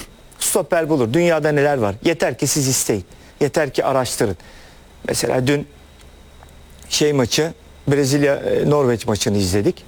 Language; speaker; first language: Turkish; native; Turkish